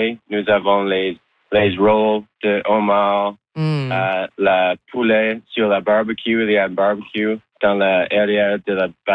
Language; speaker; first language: French; non-native, local second language; English